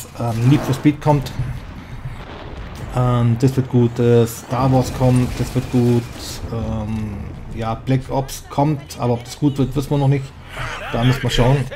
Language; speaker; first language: German; native; German